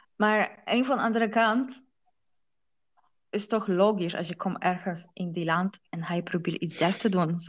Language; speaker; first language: Dutch; non-native, learner; Polish